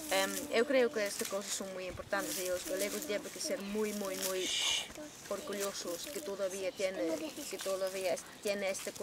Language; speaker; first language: Galician; non-native, learner; Dutch